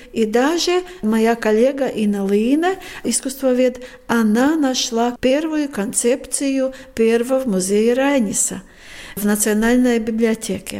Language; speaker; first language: Russian; non-native, fluent; Latvian